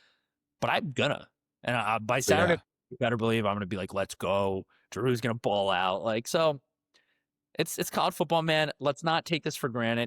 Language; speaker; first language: English; native; English